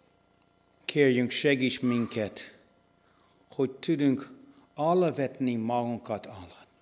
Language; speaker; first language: Hungarian; non-native, learner; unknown